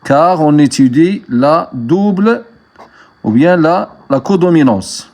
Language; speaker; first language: French; non-native, local second language; Arabic